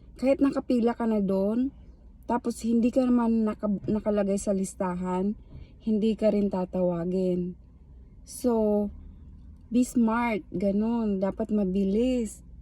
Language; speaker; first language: Filipino; native; Filipino